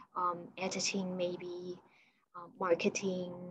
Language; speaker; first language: English; non-native, fluent; Chinese